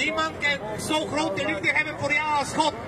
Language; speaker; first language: Dutch; non-native, learner; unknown